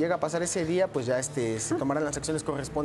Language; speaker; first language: Spanish; native; Spanish